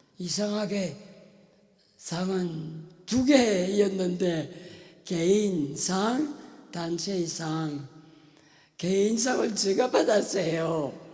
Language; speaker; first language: Korean; non-native, fluent; French